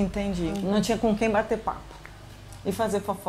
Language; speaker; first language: Portuguese; native; Portuguese